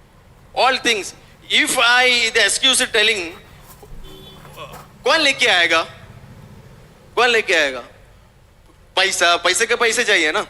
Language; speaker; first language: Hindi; non-native, local second language; Malayalam